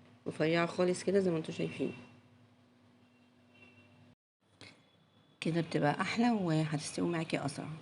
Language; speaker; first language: Arabic; native; Arabic